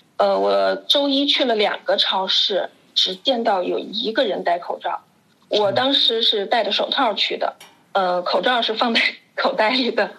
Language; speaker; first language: Chinese; native; Chinese